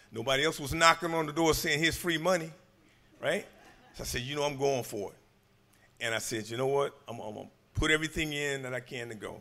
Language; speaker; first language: English; native; English